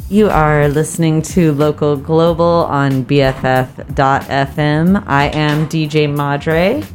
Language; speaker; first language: English; native; English